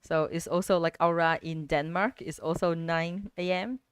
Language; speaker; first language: English; non-native, fluent; Vietnamese